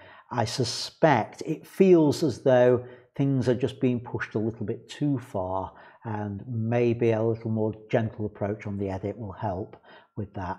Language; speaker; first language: English; native; English